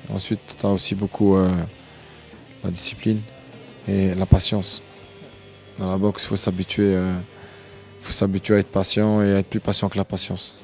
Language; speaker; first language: French; early bilingual, other home language; Arabic